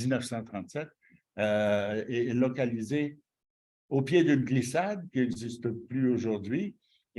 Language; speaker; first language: French; native; French